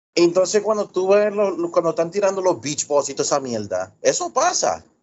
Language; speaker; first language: Spanish; early bilingual, heritage; Spanish